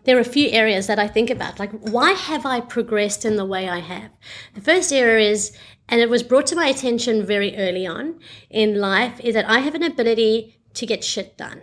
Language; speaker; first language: English; native; English